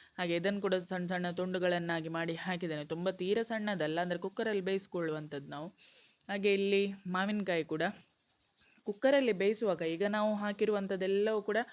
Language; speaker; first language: Kannada; non-native, local second language; Konkani